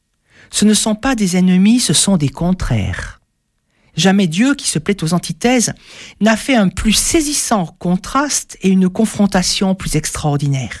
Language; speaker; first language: French; native; French